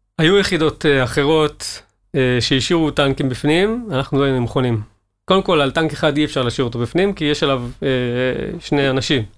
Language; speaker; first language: Hebrew; native; Hebrew